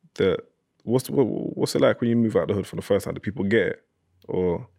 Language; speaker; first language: English; early bilingual, other home language; Yoruba